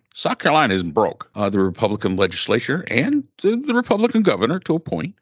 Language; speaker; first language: English; native; English